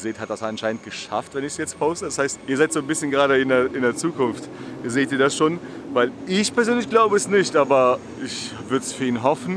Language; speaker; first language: German; native; German